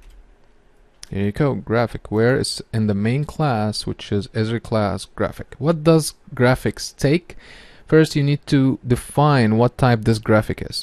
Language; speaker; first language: English; non-native, fluent; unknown